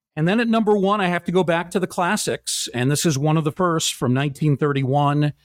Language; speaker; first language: English; native; English